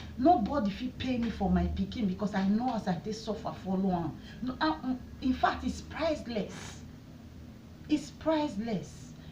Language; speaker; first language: Nigerian Pidgin; non-native, local second language; Bini